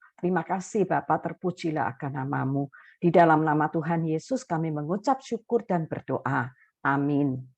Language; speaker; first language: Indonesian; native; Indonesian